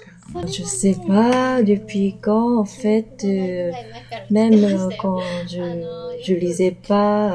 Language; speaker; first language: French; non-native, fluent; Japanese